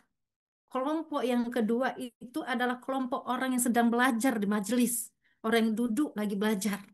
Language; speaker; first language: Indonesian; native; Indonesian